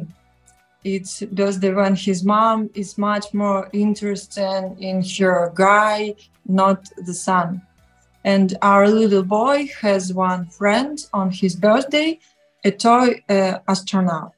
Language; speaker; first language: English; non-native, learner; Russian